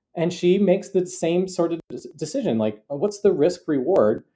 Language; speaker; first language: English; native; English